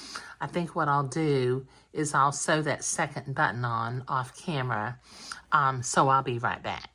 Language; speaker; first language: English; native; English